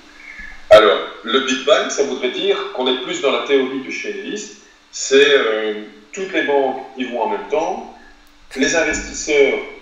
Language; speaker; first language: French; native; French